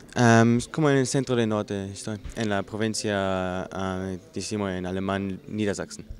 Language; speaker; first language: Spanish; non-native, learner; German